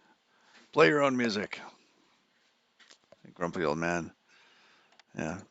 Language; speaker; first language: English; native; English